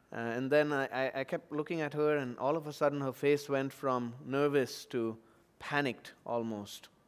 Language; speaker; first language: English; non-native, local second language; Tamil